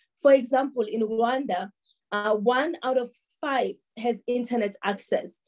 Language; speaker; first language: English; non-native, local second language; Tsonga